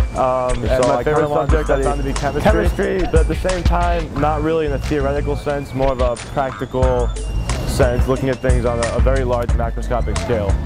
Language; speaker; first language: English; native; English